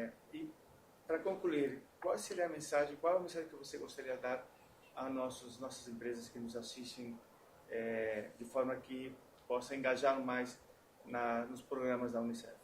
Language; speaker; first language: Portuguese; non-native, fluent; Spanish